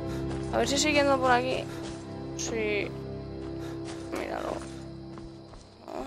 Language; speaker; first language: Spanish; native; Spanish